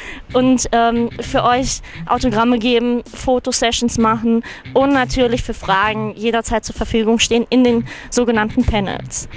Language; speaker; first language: German; native; German